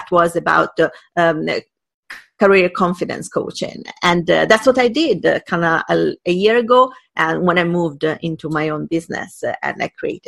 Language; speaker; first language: English; non-native, fluent; Italian